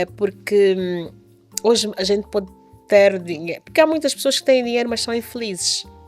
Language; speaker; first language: Portuguese; native; Portuguese